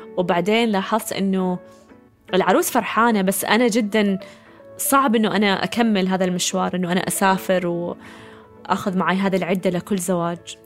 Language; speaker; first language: Arabic; early bilingual, heritage; Arabic